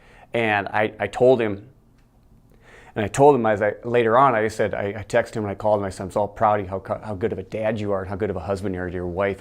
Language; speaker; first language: English; native; English